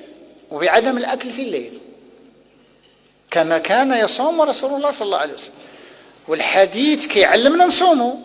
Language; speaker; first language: Arabic; native; Arabic